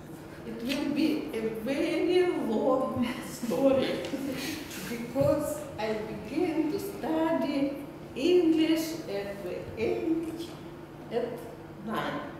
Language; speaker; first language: English; non-native, learner; Russian